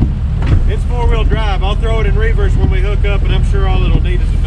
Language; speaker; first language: English; native; English